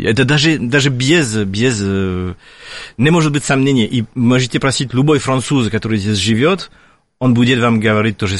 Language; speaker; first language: Russian; non-native, fluent; French